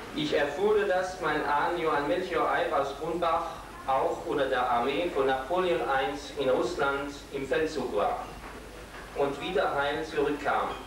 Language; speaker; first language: German; non-native, local second language; Swiss German